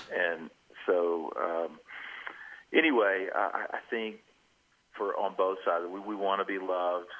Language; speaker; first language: English; native; English